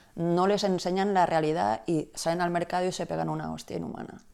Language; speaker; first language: Spanish; native; Spanish